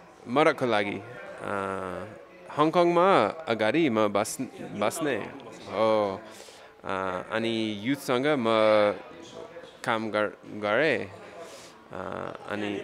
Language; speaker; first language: Nepali; non-native, learner; English